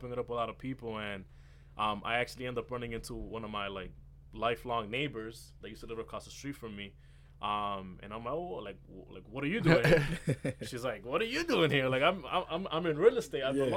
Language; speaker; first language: English; native; English